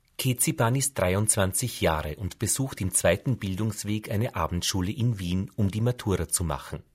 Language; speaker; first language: German; native; German